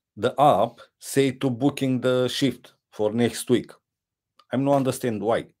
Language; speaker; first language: English; non-native, learner; Romanian